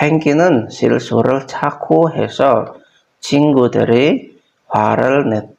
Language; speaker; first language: Korean; non-native, fluent; Indonesian